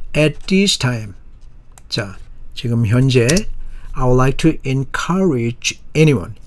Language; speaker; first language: English; non-native, fluent; Korean